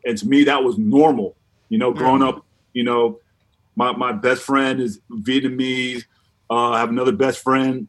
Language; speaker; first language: English; native; English